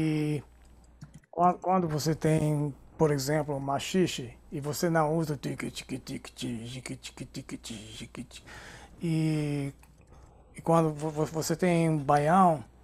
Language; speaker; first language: Portuguese; non-native, fluent; English